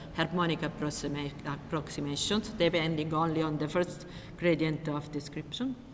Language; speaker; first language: English; non-native, fluent; Italian